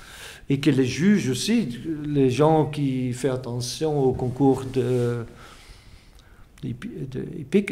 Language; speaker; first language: French; non-native, fluent; Dutch